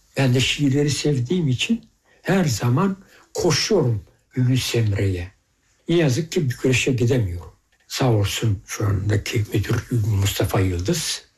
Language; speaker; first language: Turkish; early bilingual, heritage; Turkish